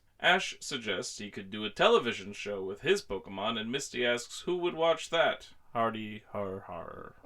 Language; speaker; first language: English; native; English